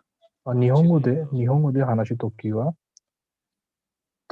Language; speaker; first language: Japanese; non-native, learner; Hindi